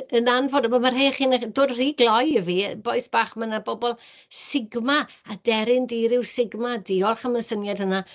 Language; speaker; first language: Welsh; native; Welsh